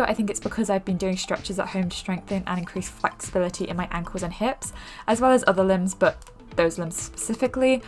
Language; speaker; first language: English; native; English